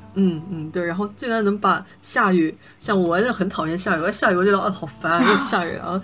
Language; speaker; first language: Chinese; non-native, local second language; Min Nan Chinese